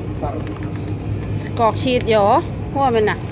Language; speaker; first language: Finnish; non-native, learner; Northeastern Thai